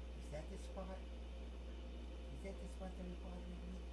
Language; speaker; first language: English; native; English